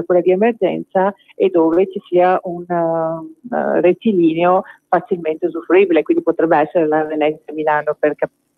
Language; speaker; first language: Italian; native; Italian